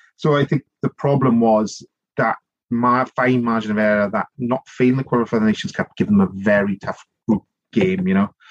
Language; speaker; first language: English; native; English